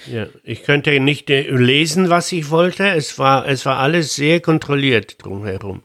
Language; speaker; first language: German; non-native, fluent; Polish